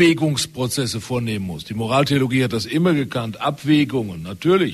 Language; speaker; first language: German; native; German